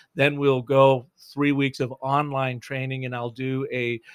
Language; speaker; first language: English; native; English